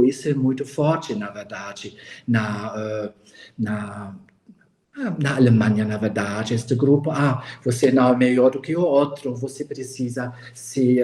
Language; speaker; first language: Portuguese; non-native, fluent; German